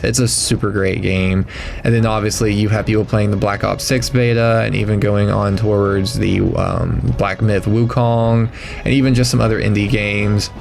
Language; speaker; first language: English; native; English